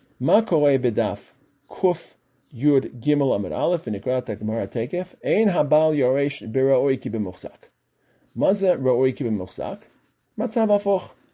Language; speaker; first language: Hebrew; non-native, fluent; English